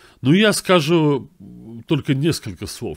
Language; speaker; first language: Russian; native; Russian